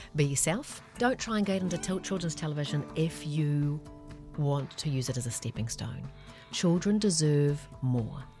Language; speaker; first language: English; native; English